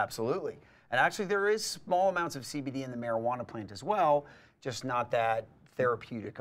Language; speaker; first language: English; native; English